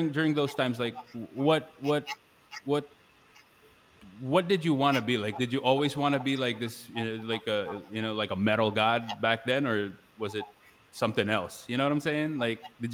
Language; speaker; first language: English; non-native, local second language; Pampanga